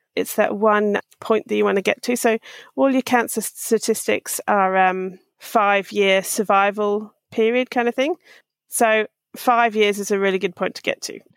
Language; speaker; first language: English; native; English